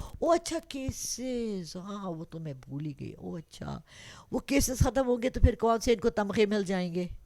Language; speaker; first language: Urdu; non-native, local second language; Pashto